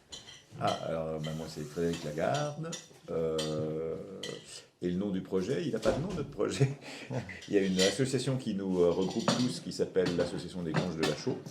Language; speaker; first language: French; native; French